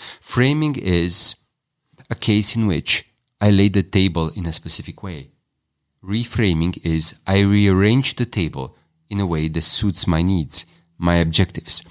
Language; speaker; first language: English; non-native, fluent; Romanian